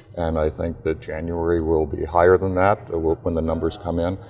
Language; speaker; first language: English; native; English